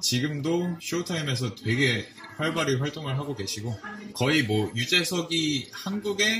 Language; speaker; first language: Korean; early bilingual, heritage; Korean